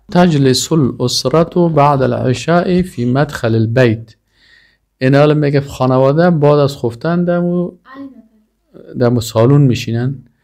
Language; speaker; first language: Arabic; non-native, fluent; Persian